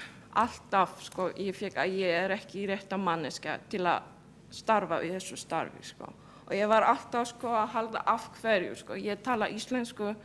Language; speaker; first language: Icelandic; non-native, fluent; Polish